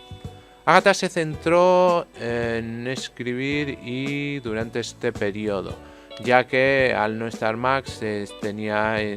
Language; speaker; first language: Spanish; native; Spanish